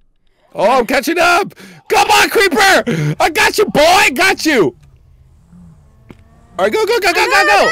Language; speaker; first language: English; native; English